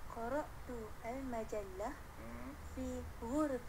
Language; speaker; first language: Arabic; non-native, learner; Malay